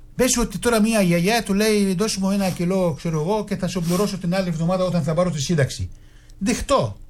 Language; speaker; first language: Greek; non-native, fluent; Arabic